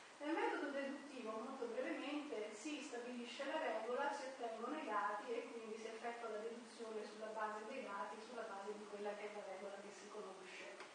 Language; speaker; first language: Italian; native; Italian